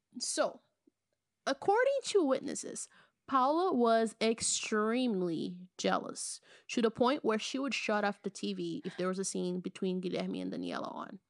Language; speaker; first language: English; non-native, fluent; Portuguese